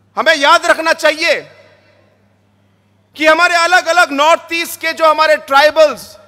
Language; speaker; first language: Hindi; non-native, local second language; Garo